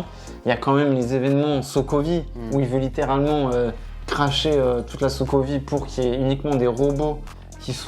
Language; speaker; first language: French; native; French